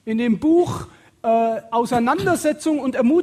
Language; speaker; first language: German; native; German